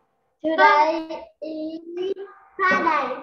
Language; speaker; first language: English; non-native, learner; Vietnamese